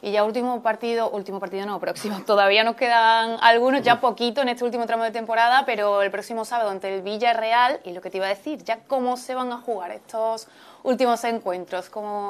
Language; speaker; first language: Spanish; native; Spanish